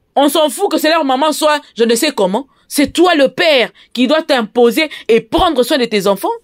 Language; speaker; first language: French; non-native, local second language; Lingala